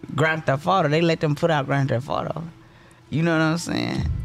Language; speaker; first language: English; native; English